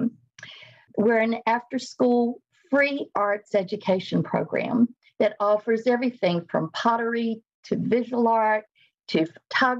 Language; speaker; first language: English; native; English